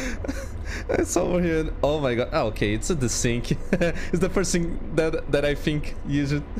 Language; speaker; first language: English; non-native, fluent; Portuguese